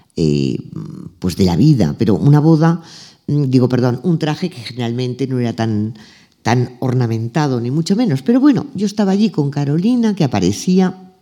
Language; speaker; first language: Spanish; native; Spanish